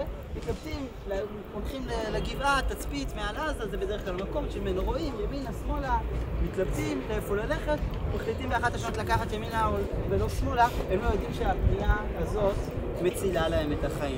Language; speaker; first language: Hebrew; native; Hebrew